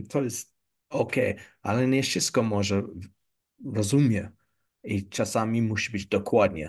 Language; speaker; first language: Polish; non-native, learner; English